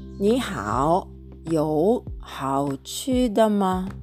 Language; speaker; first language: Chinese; non-native, learner; Japanese